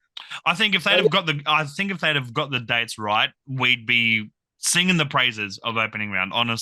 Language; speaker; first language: English; native; English